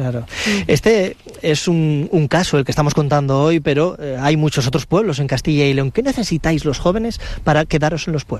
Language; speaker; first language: Spanish; native; Spanish